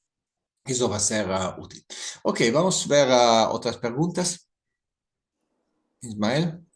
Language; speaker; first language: Portuguese; non-native, learner; Italian